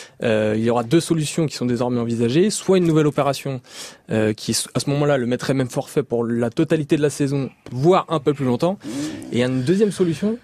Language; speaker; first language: French; native; French